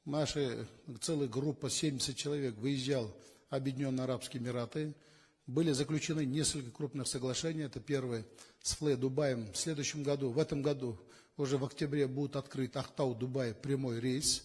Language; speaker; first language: Russian; non-native, local second language; Kazakh